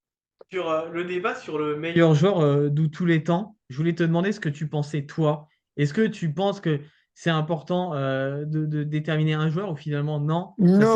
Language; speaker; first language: French; native; French